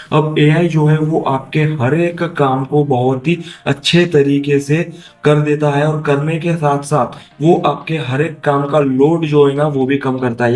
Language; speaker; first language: Hindi; non-native, local second language; Marathi